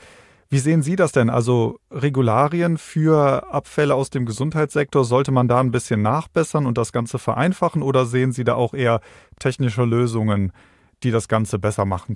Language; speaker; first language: German; native; German